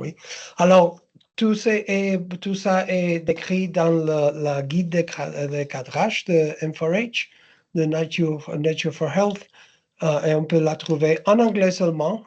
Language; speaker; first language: French; non-native, learner; English